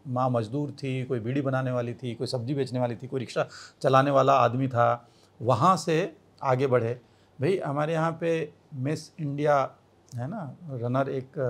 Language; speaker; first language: Hindi; native; Hindi